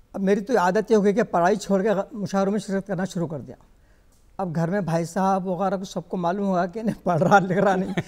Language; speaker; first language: Urdu; native; Urdu